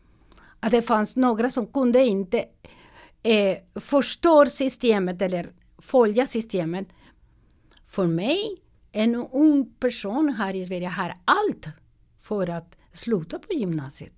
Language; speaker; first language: Swedish; non-native, learner; Spanish